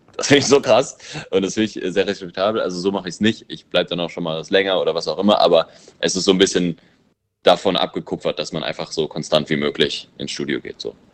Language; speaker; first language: German; early bilingual, other home language; English